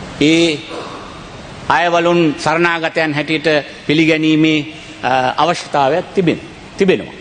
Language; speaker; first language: Sinhala; non-native, local second language; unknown